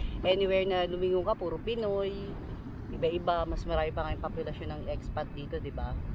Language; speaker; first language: Filipino; native; Filipino